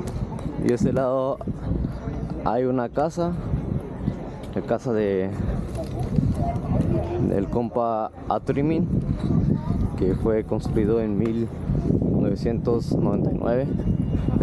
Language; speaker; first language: Spanish; early bilingual, heritage; Spanish